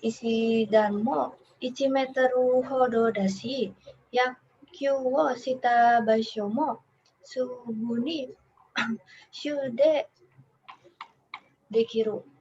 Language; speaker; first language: Japanese; non-native, learner; Indonesian